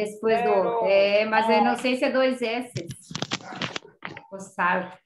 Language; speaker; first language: Spanish; non-native, learner; Portuguese